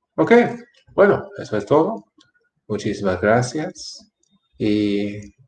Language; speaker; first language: Spanish; non-native, fluent; English